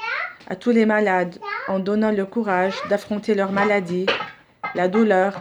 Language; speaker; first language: French; non-native, local second language; Arabic